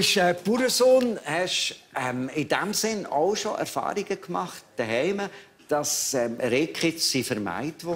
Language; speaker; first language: German; native; German